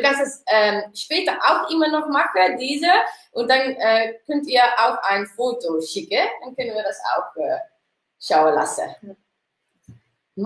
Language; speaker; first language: German; non-native, learner; Dutch